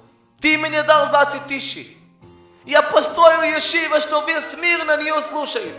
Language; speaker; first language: Russian; early bilingual, heritage; Russian